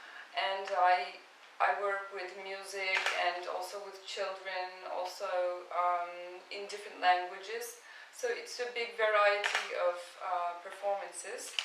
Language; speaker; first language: English; non-native, fluent; Turkish